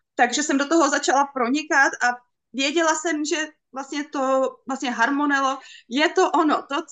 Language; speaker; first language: Czech; native; Czech